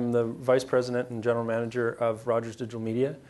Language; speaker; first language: English; native; English